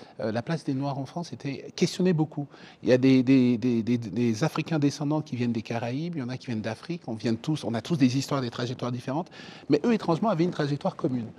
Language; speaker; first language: French; early bilingual, other home language; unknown